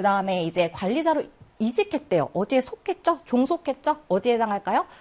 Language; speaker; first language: Korean; native; Korean